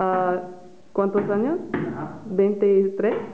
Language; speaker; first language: Spanish; non-native, learner; English